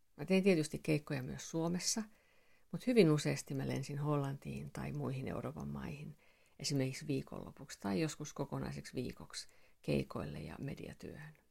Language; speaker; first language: Finnish; non-native, local second language; Swedish